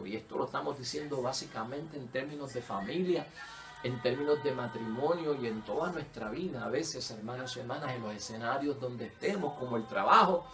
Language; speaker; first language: Spanish; native; Spanish